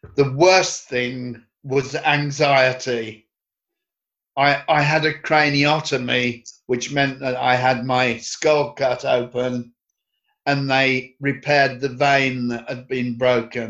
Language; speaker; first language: English; native; English